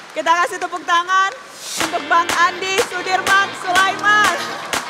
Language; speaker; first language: Indonesian; native; Indonesian